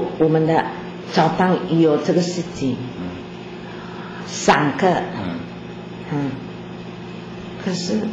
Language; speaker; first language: Chinese; non-native, learner; Filipino